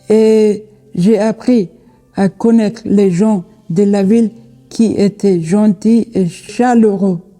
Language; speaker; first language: French; non-native, learner; Persian